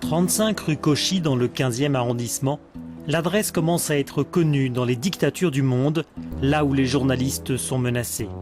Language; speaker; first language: French; native; French